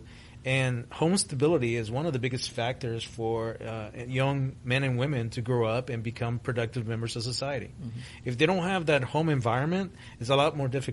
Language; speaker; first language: English; early bilingual, other home language; Spanish